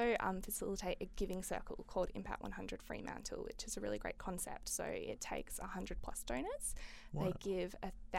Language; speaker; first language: English; native; English